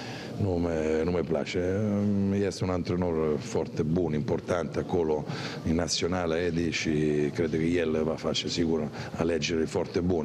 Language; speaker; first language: Romanian; non-native, fluent; Italian